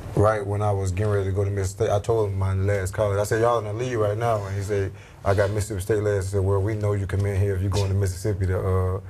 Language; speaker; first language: English; native; English